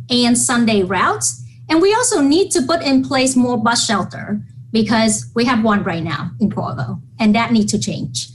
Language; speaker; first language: English; non-native, fluent; Vietnamese